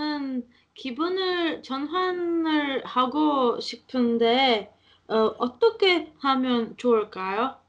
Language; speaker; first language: Korean; non-native, learner; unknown